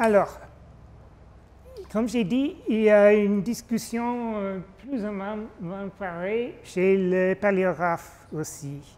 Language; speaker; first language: French; non-native, fluent; English